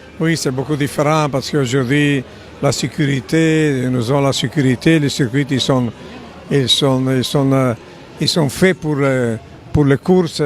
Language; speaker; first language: French; non-native, learner; Italian